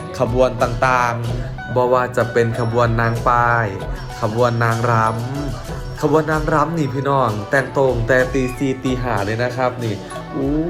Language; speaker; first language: Thai; non-native, local second language; Lao